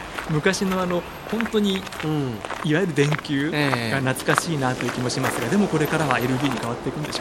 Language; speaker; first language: Japanese; native; Japanese